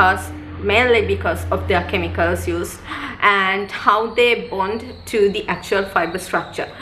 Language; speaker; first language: English; non-native, local second language; Sinhala